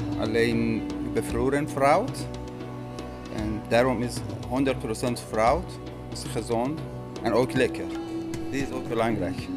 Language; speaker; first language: Dutch; non-native, learner; Persian